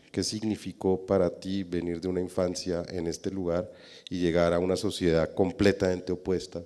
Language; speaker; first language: Spanish; native; Spanish